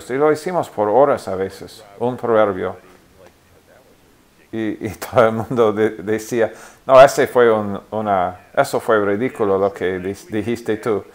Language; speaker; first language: Spanish; non-native, fluent; English